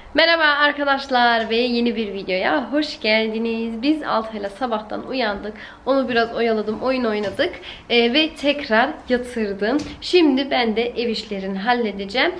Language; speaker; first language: Turkish; early bilingual, heritage; Turkish